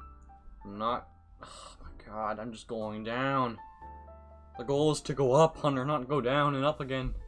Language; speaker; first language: English; native; English